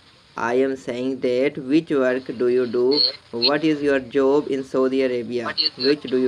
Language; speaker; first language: English; non-native, learner; Urdu